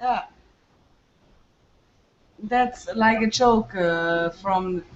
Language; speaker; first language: English; non-native, learner; French